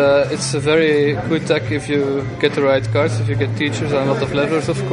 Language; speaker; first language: English; non-native, fluent; Dutch